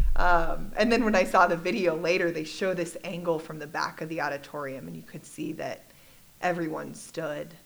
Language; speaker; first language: English; native; English